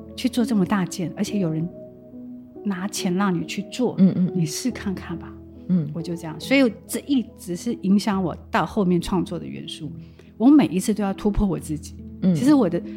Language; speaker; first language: Chinese; non-native, local second language; Amis